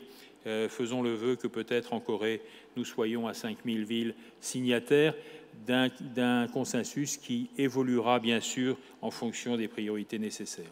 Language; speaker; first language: French; native; French